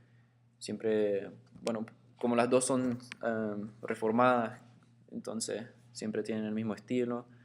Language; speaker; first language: Spanish; early bilingual, heritage; Spanish